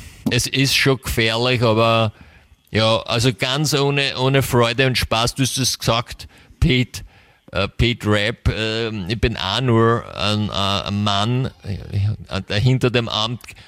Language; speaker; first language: German; native; German